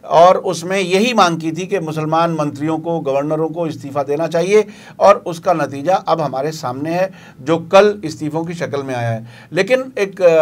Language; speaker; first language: Urdu; native; Urdu